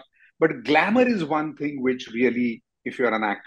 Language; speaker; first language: English; non-native, local second language; Marathi